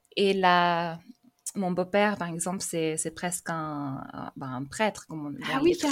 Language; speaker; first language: French; early bilingual, other home language; English